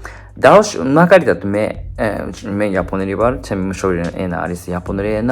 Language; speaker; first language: Georgian; non-native, fluent; Japanese